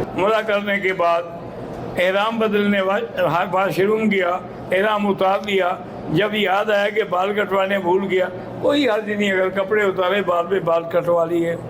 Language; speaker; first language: Urdu; native; Urdu